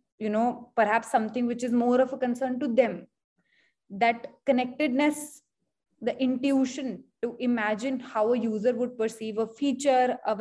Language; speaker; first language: English; non-native, local second language; Hindi